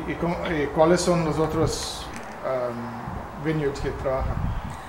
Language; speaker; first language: Spanish; non-native, fluent; English